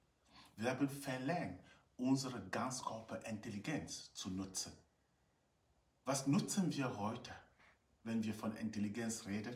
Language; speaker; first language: German; non-native, fluent; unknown